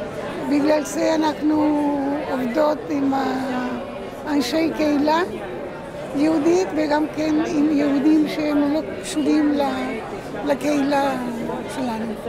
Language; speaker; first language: Hebrew; non-native, local second language; Spanish